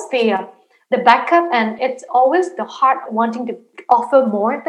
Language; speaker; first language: English; non-native, local second language; Chinese